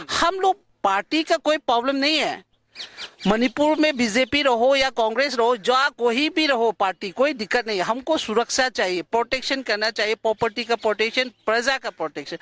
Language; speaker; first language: Hindi; non-native, local second language; Manipuri